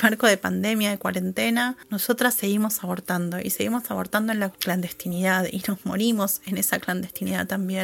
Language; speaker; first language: Spanish; native; Spanish